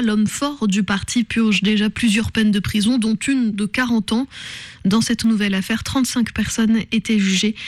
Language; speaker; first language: French; native; French